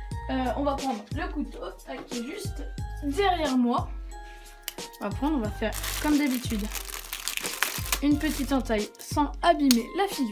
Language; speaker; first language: French; native; French